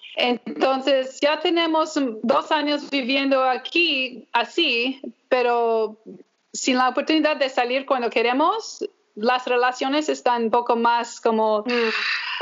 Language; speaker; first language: Spanish; early bilingual, heritage; English